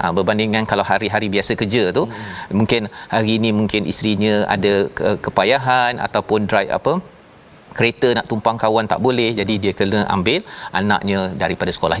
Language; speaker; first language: Malay; native; Malay